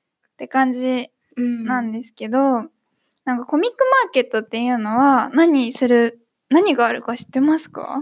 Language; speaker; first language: Japanese; native; Japanese